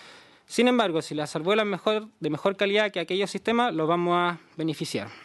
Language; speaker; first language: Spanish; native; Spanish